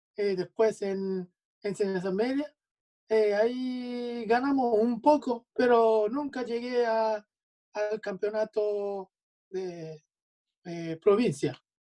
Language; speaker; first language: Spanish; non-native, learner; Japanese